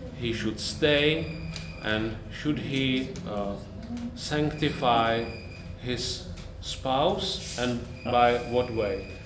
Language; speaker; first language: English; non-native, fluent; Czech